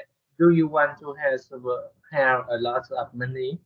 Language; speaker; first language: English; non-native, learner; Vietnamese